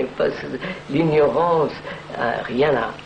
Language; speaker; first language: French; non-native, fluent; Telugu